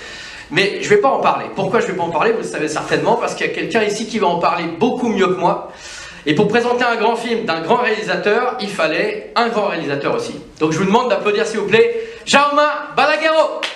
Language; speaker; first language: French; native; French